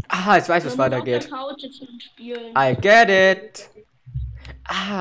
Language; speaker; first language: German; native; German